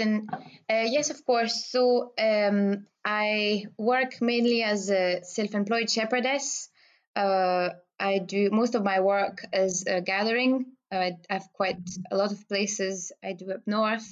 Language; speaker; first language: English; non-native, fluent; French